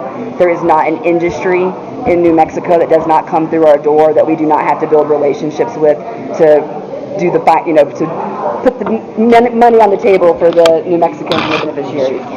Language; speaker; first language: English; native; English